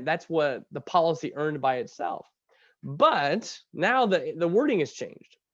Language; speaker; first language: English; native; English